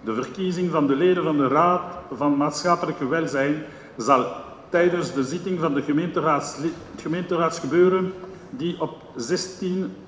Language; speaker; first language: Dutch; non-native, local second language; French